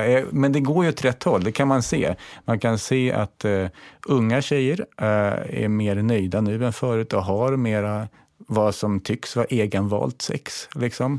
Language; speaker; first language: Swedish; native; Swedish